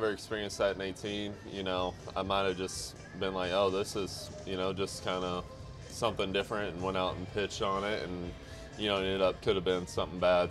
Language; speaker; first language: English; native; English